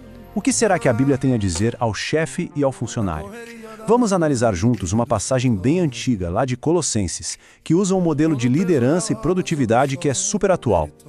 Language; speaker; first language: Portuguese; native; Portuguese